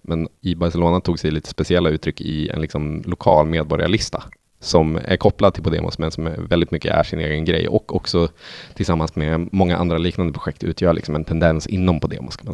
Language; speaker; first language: Swedish; native; Swedish